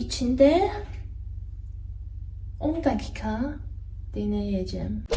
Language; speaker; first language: Turkish; non-native, learner; Chinese